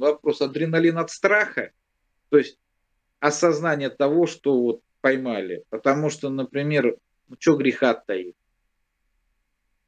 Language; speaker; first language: Russian; native; Russian